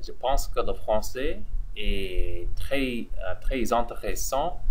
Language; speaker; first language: French; non-native, learner; English